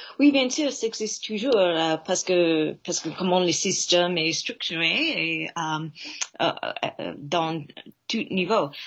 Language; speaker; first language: French; non-native, fluent; English